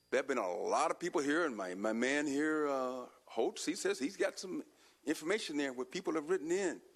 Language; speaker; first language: English; native; English